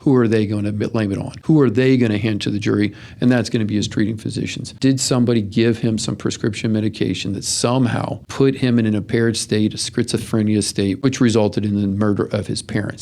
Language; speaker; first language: English; native; English